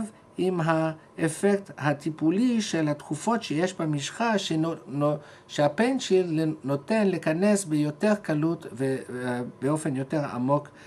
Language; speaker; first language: Hebrew; non-native, fluent; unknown